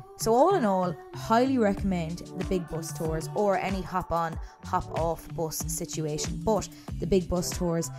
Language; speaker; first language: English; native; English